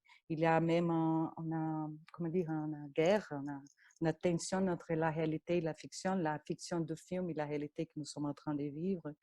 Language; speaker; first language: French; non-native, fluent; Portuguese